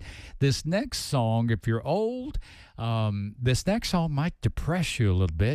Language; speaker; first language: English; native; English